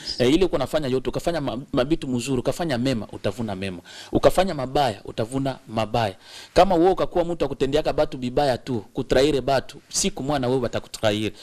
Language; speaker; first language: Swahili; native; Swahili